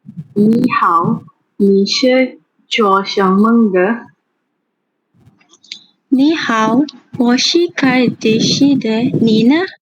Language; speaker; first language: Chinese; non-native, learner; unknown